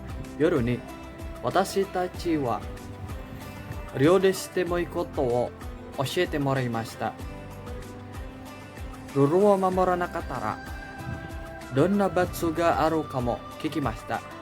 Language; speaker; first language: Japanese; non-native, learner; Indonesian